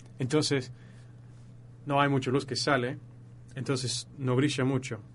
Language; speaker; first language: Spanish; non-native, fluent; English